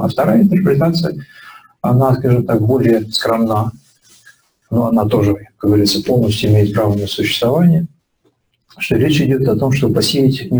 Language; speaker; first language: Russian; native; Russian